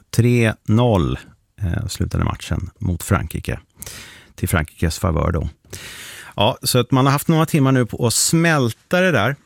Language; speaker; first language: Swedish; native; Swedish